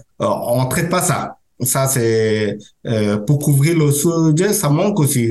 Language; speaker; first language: French; non-native, learner; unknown